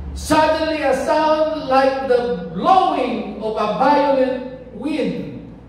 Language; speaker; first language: English; non-native, local second language; Filipino